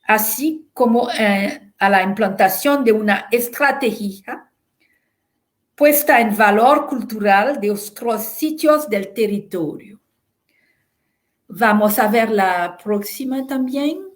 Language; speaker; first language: Spanish; non-native, fluent; French